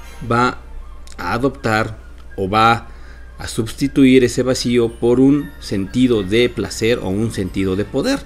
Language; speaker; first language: Spanish; native; Spanish